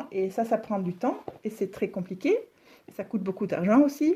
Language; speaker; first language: French; non-native, fluent; Dutch